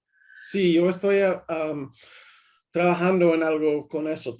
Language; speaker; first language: Spanish; early bilingual, heritage; English